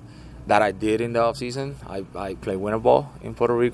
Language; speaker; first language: English; non-native, fluent; Spanish